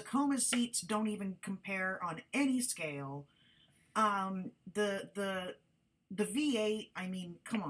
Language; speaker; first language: English; native; English